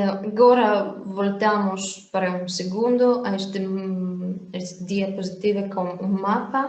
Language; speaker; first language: Portuguese; non-native, fluent; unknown